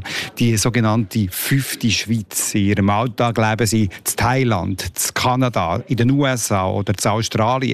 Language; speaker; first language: German; native; German